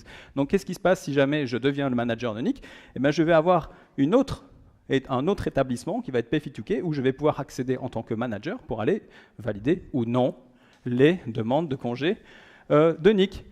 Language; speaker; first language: French; native; French